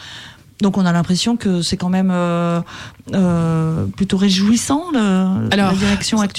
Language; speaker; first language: French; native; French